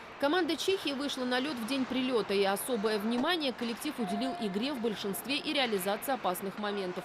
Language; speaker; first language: Russian; native; Russian